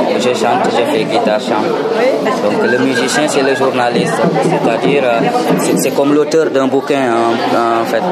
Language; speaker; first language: French; non-native, local second language; Fula